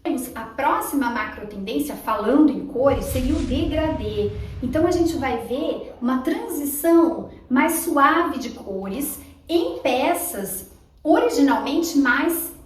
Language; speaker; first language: Portuguese; native; Portuguese